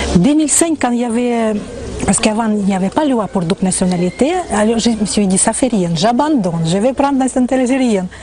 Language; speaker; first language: French; non-native, fluent; Ukrainian